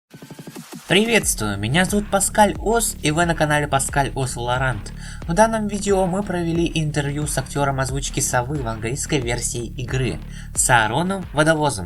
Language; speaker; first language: Russian; native; Russian